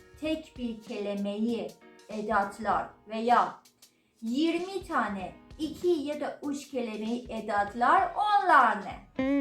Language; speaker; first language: Turkish; non-native, learner; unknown